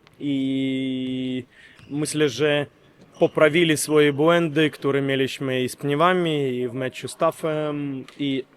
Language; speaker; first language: Polish; non-native, learner; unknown